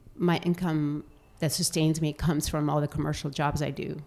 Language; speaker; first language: English; non-native, fluent; Spanish